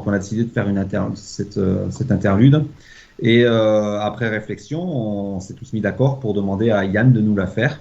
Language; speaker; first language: French; native; French